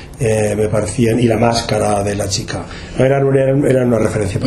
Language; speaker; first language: Spanish; native; Spanish